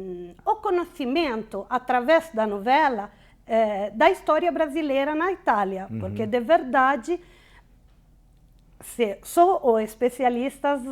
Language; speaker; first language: Portuguese; non-native, fluent; Italian